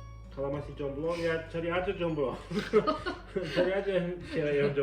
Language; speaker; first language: Indonesian; non-native, fluent; English